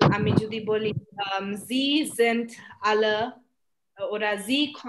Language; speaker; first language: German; non-native, fluent; Bangla